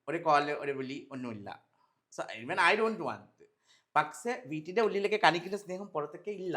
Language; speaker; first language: Malayalam; non-native, fluent; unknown